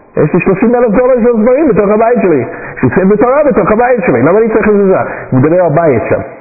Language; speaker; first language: Hebrew; non-native, fluent; English